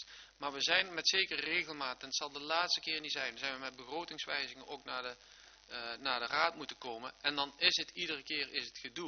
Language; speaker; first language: Dutch; native; Dutch